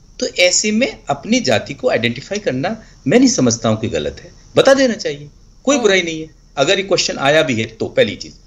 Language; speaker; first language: Hindi; native; Hindi